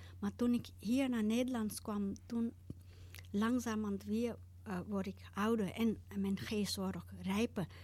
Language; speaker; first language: Dutch; non-native, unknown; Tibetan